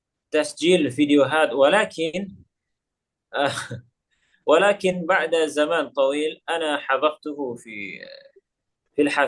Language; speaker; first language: Arabic; non-native, fluent; Indonesian